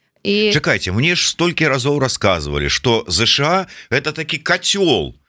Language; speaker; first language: Belarusian; non-native, local second language; Russian